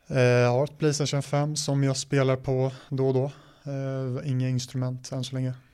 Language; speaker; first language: Swedish; native; Swedish